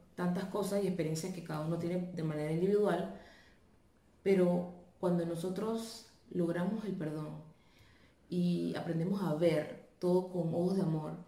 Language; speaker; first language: Spanish; native; Spanish